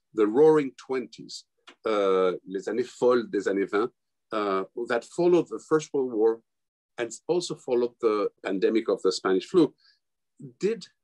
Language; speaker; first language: English; non-native, fluent; Spanish